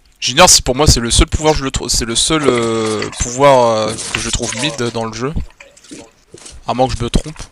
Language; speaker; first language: French; native; French